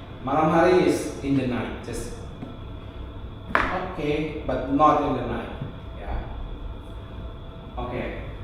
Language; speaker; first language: English; non-native, local second language; Indonesian